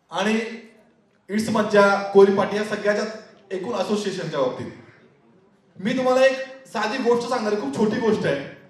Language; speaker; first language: Marathi; native; Marathi